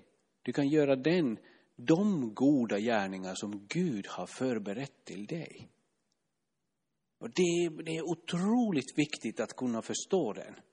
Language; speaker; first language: Swedish; non-native, fluent; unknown